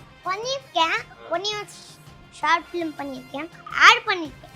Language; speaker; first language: Tamil; non-native, local second language; Tulu